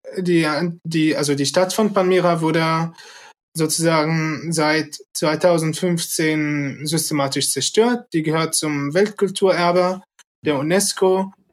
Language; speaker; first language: German; early bilingual, other home language; Arabic